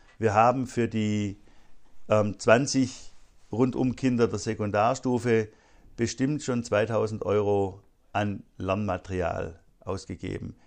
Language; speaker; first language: German; native; German